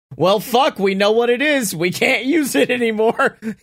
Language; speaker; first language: English; native; English